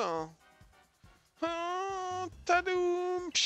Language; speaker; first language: French; native; French